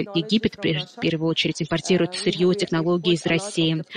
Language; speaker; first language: Russian; non-native, fluent; Arabic